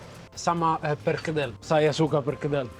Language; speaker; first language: Indonesian; non-native, learner; Italian